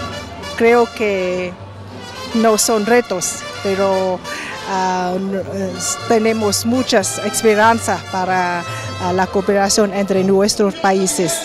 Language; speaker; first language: Spanish; non-native, fluent; Vietnamese